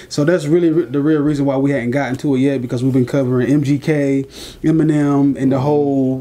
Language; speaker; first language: English; native; English